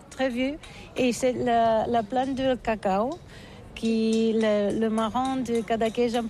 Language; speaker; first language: French; non-native, local second language; Catalan